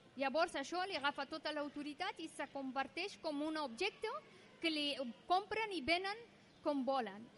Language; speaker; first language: Catalan; non-native, fluent; Persian